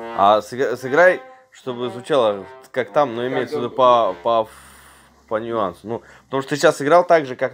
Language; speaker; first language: Russian; native; Russian